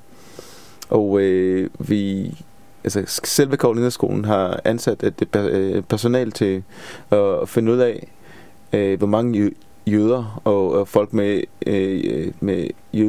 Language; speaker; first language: Danish; non-native, fluent; Hebrew